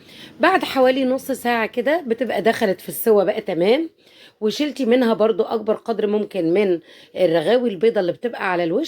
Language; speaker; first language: Arabic; native; Arabic